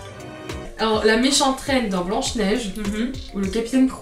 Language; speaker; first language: French; native; French